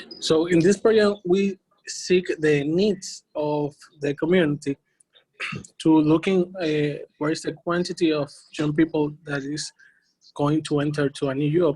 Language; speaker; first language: English; non-native, learner; Spanish